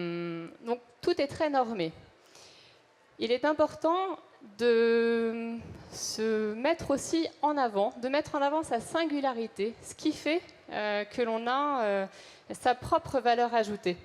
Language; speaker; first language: French; native; French